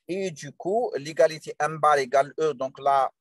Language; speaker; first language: French; non-native, local second language; Arabic